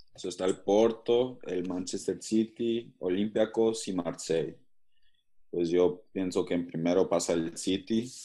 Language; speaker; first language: Spanish; early bilingual, heritage; Spanish